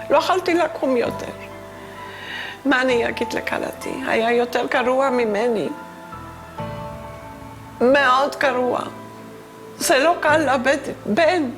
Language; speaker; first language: Hebrew; non-native, fluent; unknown